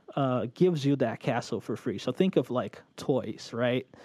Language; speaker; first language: English; early bilingual, other home language; Portuguese